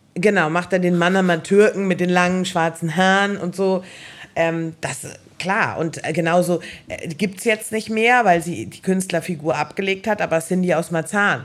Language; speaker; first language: German; native; German